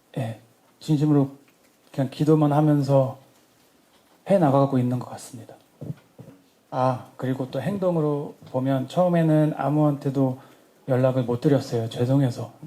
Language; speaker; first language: Korean; early bilingual, heritage; Korean